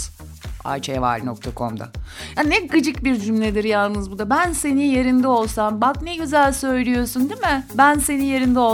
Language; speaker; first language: Turkish; native; Turkish